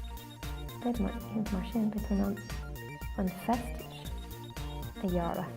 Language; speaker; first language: Irish; non-native, local second language; English